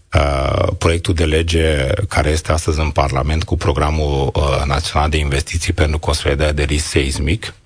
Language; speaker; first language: Romanian; non-native, local second language; Hungarian